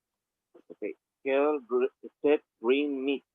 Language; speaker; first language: English; non-native, learner; Spanish